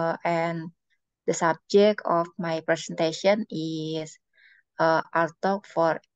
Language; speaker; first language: English; non-native, learner; Indonesian